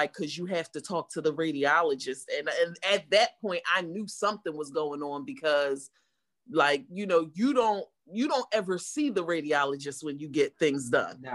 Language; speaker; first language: English; native; English